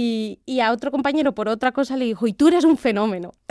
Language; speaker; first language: Spanish; native; Spanish